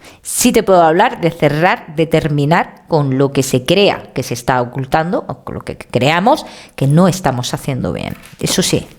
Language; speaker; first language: Spanish; native; Spanish